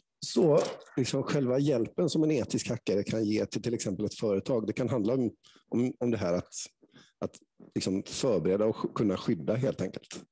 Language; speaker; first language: Swedish; native; Swedish